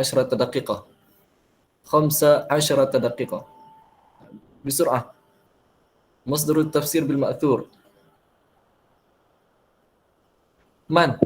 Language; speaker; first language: Arabic; non-native, fluent; Malay